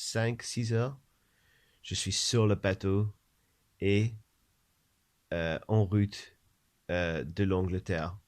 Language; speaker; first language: French; non-native, learner; English